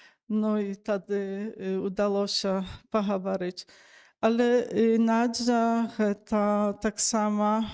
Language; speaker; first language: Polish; non-native, local second language; Belarusian